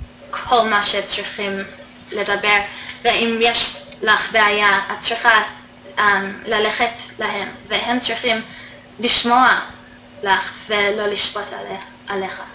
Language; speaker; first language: Hebrew; non-native, fluent; English